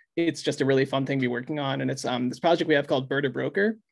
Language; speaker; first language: English; native; English